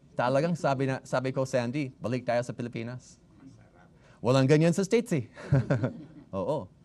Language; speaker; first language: Filipino; non-native, fluent; English